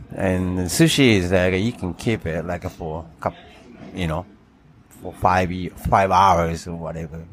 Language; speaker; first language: English; non-native, fluent; Japanese